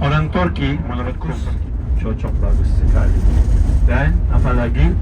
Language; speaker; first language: Indonesian; non-native, fluent; Turkish